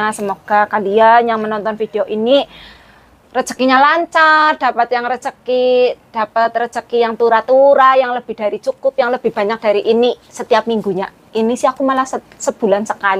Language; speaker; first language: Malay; non-native, local second language; Javanese